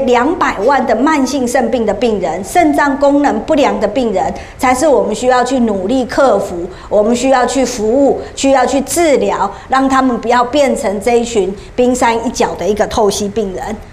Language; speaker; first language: Chinese; native; Chinese